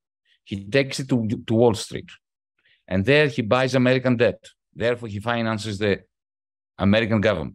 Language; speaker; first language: English; non-native, fluent; Greek